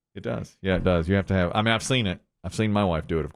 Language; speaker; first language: English; native; English